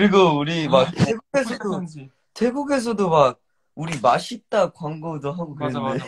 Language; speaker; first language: Korean; early bilingual, heritage; English